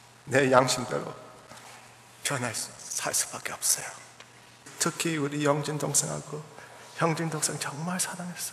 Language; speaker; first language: Korean; early bilingual, heritage; English